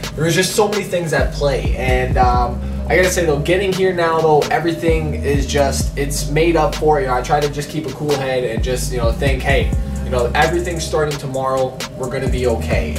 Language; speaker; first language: English; native; English